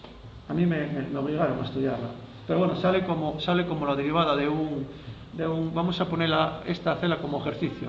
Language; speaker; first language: Spanish; native; Spanish